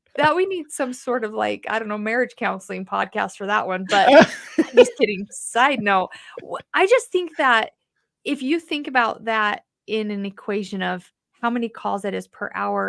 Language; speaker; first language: English; native; English